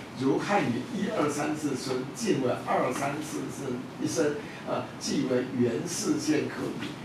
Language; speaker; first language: Chinese; non-native, local second language; Hakka Chinese